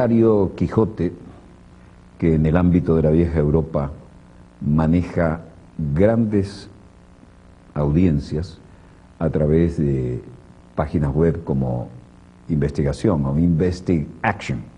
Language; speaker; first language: Spanish; native; Spanish